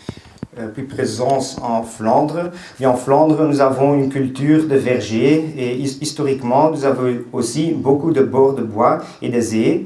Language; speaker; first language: French; non-native, local second language; Dutch